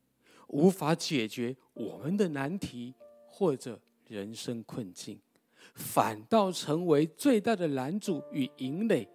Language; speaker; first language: Chinese; native; Chinese